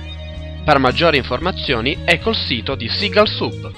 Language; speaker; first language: Italian; native; Italian